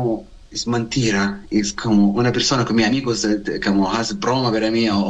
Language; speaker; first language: Spanish; non-native, learner; Arabic